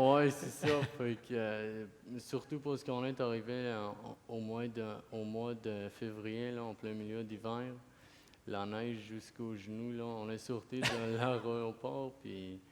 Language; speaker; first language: French; early bilingual, other home language; Kurdish